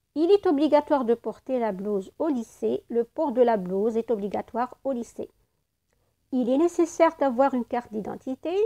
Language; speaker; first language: French; non-native, local second language; Arabic